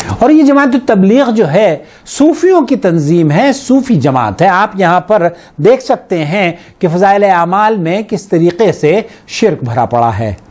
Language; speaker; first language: Urdu; native; Urdu